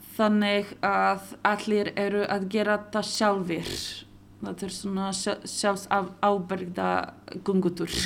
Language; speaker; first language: Icelandic; non-native, local second language; Polish